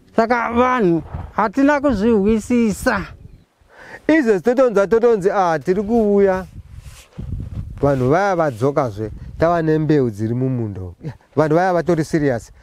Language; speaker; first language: Shona; non-native, local second language; Tsonga